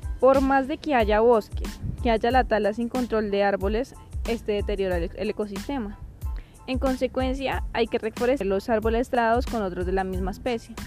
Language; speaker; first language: Spanish; native; Spanish